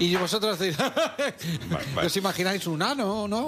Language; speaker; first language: Spanish; native; Spanish